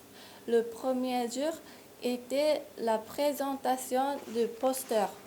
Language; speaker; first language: French; non-native, fluent; Japanese